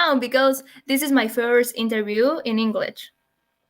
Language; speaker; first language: English; non-native, learner; Spanish